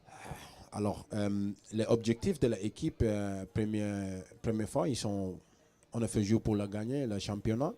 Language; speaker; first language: French; non-native, learner; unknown